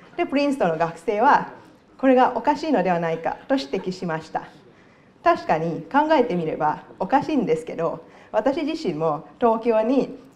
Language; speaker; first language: Japanese; non-native, fluent; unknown